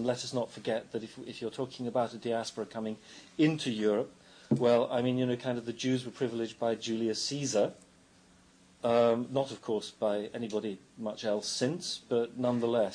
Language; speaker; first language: English; native; English